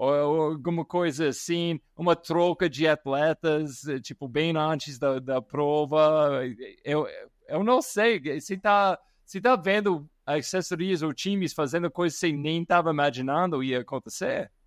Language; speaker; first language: Portuguese; non-native, fluent; English